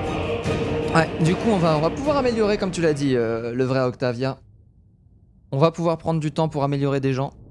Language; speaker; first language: French; native; French